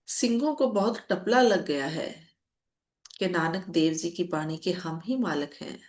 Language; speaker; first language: Hindi; non-native, local second language; Punjabi